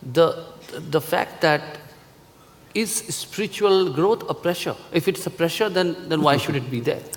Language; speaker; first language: English; non-native, local second language; Hindi